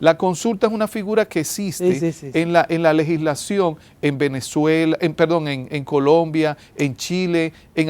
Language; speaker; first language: Spanish; native; Spanish